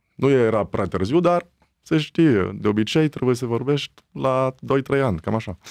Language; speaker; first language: Romanian; early bilingual, heritage; French